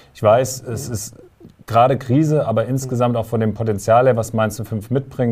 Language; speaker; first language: German; native; German